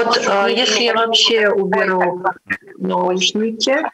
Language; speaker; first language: Russian; native; Russian